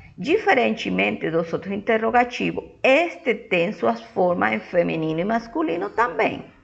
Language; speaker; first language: Portuguese; non-native, fluent; Spanish